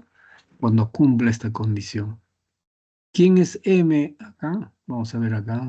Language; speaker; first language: Spanish; native; Spanish